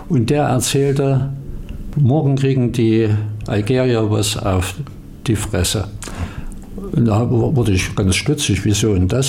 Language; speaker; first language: German; native; German